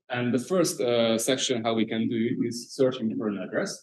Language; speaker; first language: English; non-native, fluent; Hungarian